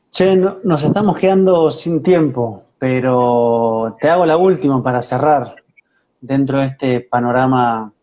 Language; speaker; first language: Spanish; native; Spanish